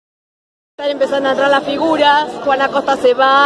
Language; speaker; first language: Spanish; native; Spanish